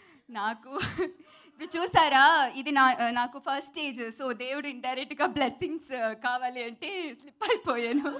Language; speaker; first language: Telugu; non-native, learner; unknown